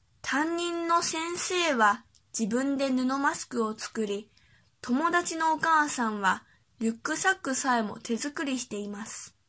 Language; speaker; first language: Japanese; early bilingual, other home language; Chinese